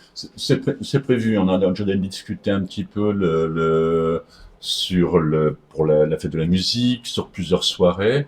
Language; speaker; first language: French; native; French